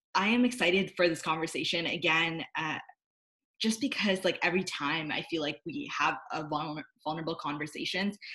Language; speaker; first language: English; native; English